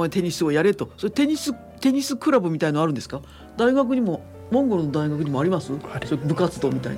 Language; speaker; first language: Japanese; native; Japanese